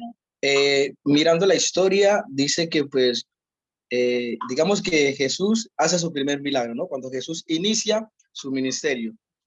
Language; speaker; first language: Spanish; native; Spanish